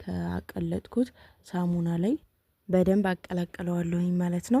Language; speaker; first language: Amharic; native; Amharic